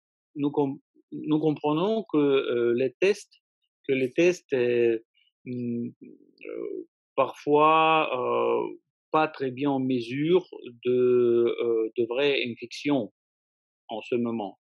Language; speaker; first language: French; non-native, fluent; Russian